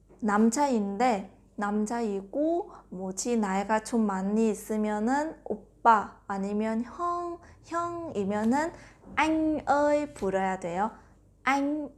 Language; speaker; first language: Korean; non-native, fluent; Vietnamese